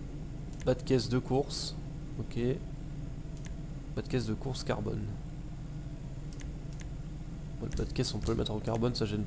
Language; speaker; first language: French; native; French